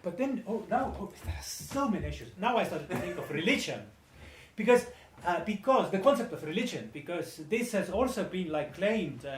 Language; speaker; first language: English; non-native, fluent; Estonian